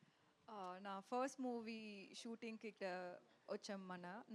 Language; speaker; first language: Telugu; non-native, learner; Tamil